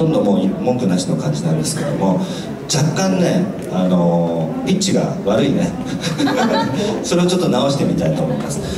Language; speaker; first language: Japanese; native; Japanese